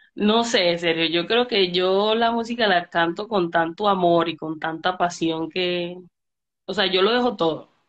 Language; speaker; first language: Spanish; native; Spanish